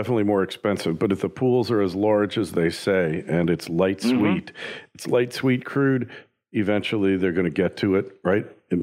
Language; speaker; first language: English; native; English